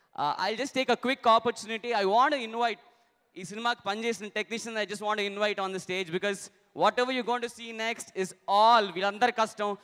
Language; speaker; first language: English; non-native, local second language; Telugu